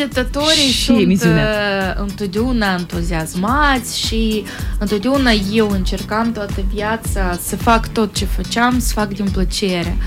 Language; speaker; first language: Romanian; non-native, local second language; Russian